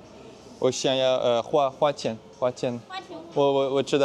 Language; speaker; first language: Chinese; non-native, learner; French